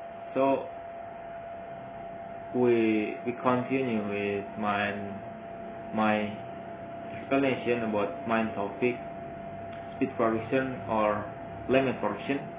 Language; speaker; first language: English; non-native, learner; Indonesian